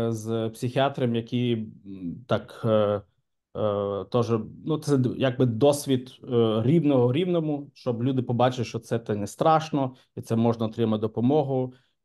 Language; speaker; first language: Ukrainian; non-native, local second language; Russian